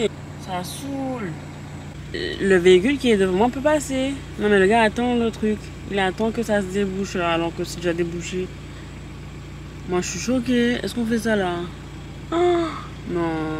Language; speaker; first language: French; native; French